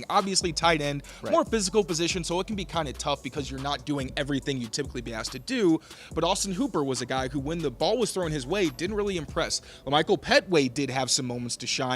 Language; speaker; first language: English; native; English